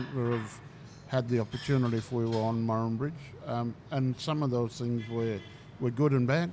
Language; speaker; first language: English; native; English